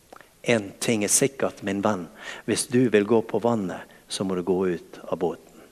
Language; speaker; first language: Norwegian; native; Norwegian